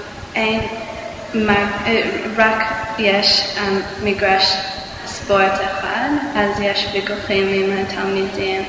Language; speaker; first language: Hebrew; non-native, learner; English